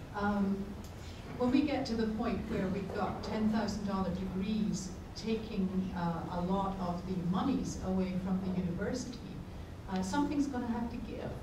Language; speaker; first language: English; native; English